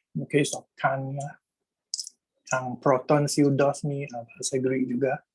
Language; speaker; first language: Malay; non-native, local second language; Chinese